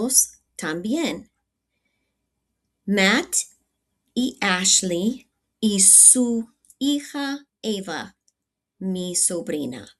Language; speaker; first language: Spanish; non-native, fluent; English